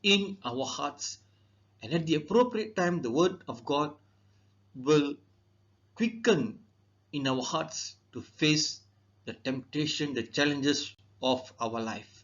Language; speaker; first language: English; non-native, local second language; Tamil